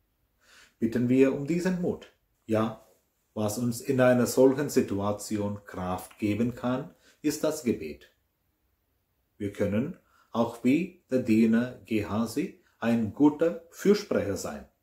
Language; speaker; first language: German; non-native, fluent; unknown